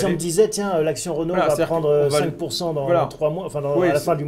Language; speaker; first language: French; native; French